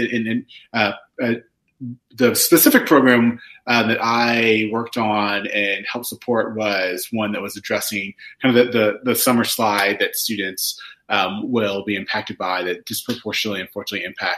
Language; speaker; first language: English; native; English